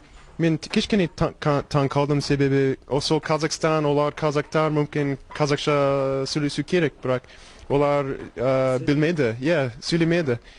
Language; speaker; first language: Kazakh; non-native, learner; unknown